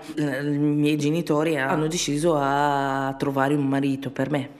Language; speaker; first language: Italian; non-native, fluent; Arabic